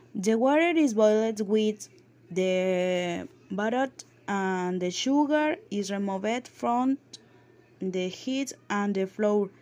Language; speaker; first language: English; non-native, learner; Spanish